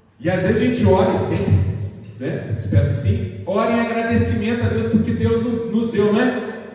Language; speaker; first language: Portuguese; native; Portuguese